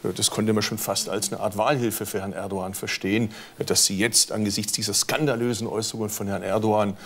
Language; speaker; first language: German; early bilingual, other home language; Turkish